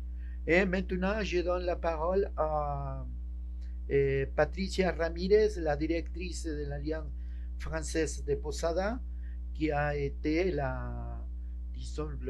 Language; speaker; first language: French; non-native, fluent; Spanish